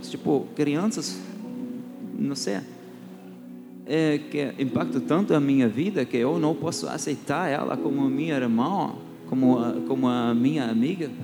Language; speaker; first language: Portuguese; non-native, fluent; German